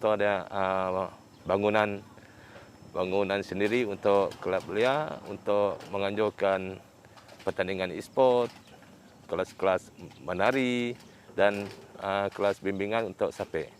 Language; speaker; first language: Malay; non-native, local second language; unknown